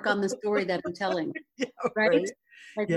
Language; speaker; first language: English; native; English